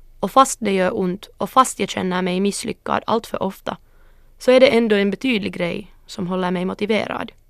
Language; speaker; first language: Swedish; early bilingual, other home language; Northern Sami